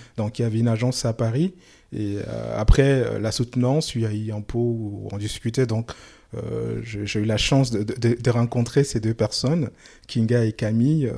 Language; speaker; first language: French; non-native, local second language; Soninke